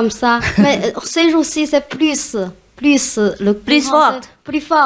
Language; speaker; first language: French; non-native, fluent; Chinese